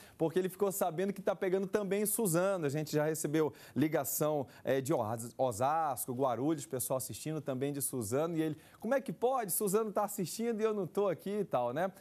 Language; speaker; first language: Portuguese; native; Portuguese